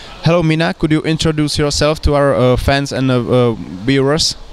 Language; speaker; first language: English; non-native, fluent; Czech